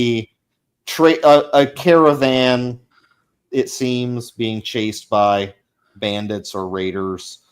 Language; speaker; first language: English; native; English